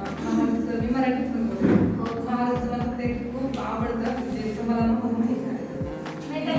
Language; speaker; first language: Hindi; non-native, local second language; Marathi